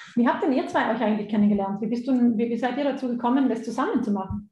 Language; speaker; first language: German; native; German